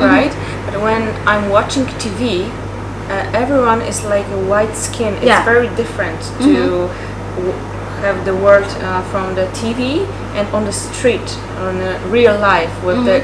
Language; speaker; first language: English; non-native, fluent; Polish